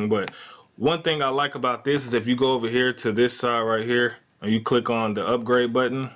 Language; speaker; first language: English; native; English